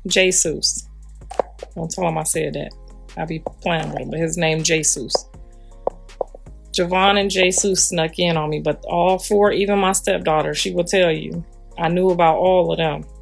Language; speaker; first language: English; native; English